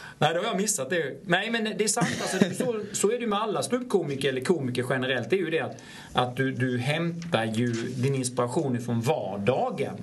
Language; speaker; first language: Swedish; native; Swedish